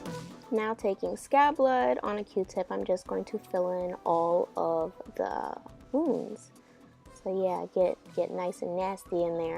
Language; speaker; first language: English; native; English